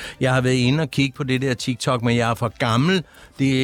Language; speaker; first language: Danish; native; Danish